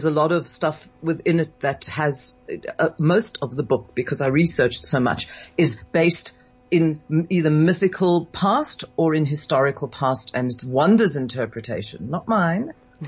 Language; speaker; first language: English; native; English